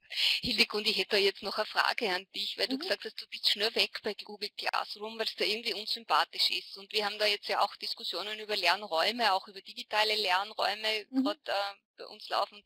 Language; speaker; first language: German; native; German